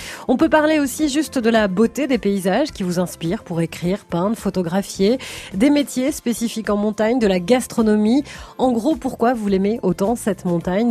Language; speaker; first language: French; native; French